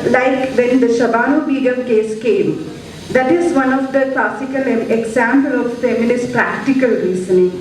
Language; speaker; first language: English; non-native, local second language; Malayalam